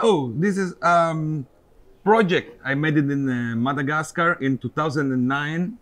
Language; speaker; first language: English; non-native, fluent; Italian